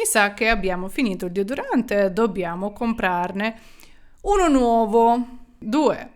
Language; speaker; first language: Italian; non-native, fluent; Ukrainian